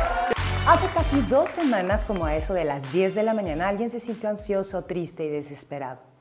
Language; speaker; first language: Spanish; native; Spanish